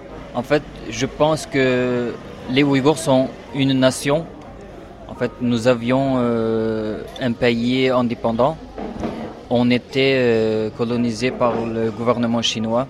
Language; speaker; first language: French; non-native, learner; Uyghur